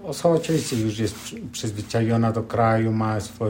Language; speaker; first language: Polish; non-native, fluent; Spanish